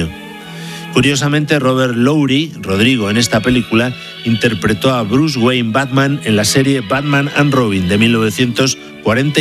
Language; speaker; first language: Spanish; native; Spanish